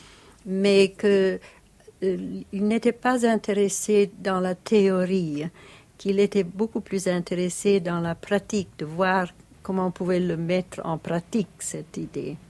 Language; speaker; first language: French; non-native, fluent; Italian